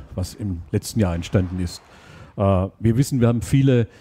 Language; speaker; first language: German; native; German